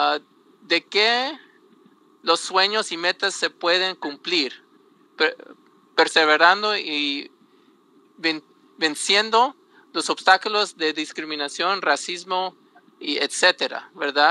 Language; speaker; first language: Spanish; early bilingual, heritage; Spanish